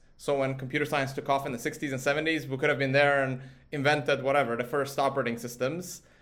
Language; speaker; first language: English; early bilingual, other home language; Swedish